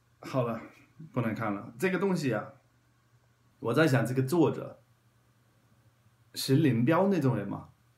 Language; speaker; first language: Chinese; non-native, fluent; German